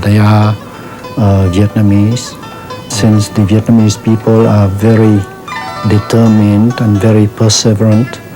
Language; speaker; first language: English; non-native, fluent; Vietnamese